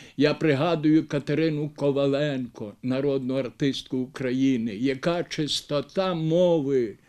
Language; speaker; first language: Ukrainian; native; Ukrainian